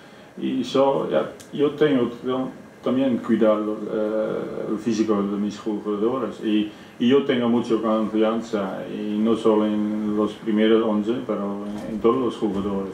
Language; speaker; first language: Spanish; non-native, fluent; Dutch